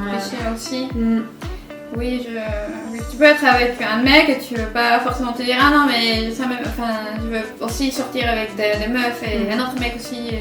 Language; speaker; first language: French; non-native, fluent; Spanish